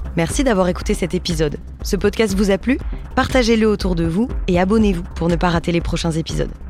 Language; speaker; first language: French; native; French